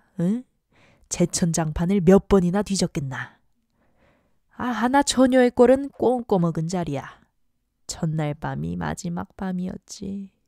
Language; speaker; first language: Korean; native; Korean